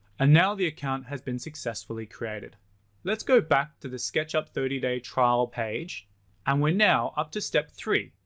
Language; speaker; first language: English; native; English